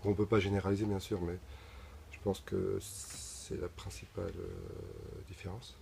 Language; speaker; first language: French; non-native, fluent; Bulgarian